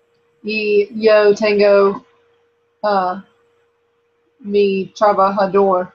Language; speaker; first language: Spanish; non-native, learner; English